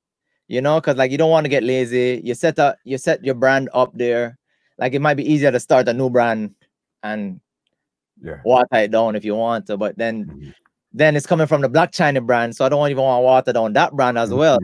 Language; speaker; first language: English; native; English